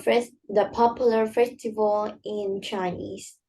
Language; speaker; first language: English; non-native, learner; Vietnamese